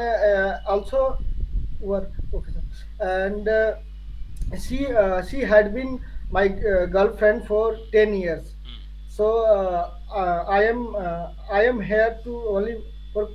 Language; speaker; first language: English; non-native, learner; Hindi